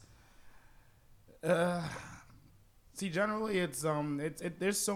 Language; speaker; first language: English; native; English